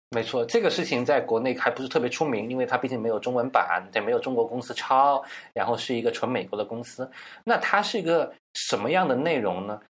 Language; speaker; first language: Chinese; non-native, local second language; Cantonese